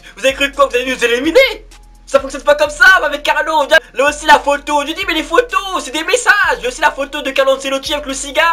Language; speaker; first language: French; native; French